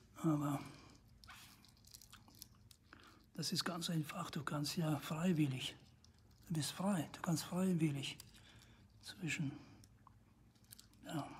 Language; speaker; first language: German; non-native, fluent; Russian